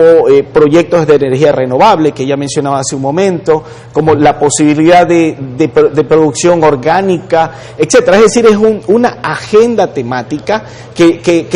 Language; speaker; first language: Spanish; native; Spanish